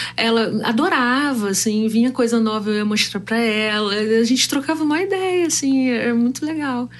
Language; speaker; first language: Portuguese; native; Portuguese